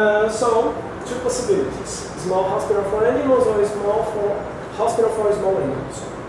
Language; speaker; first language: English; non-native, fluent; Portuguese